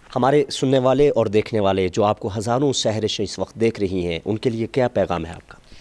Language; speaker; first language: Urdu; non-native, local second language; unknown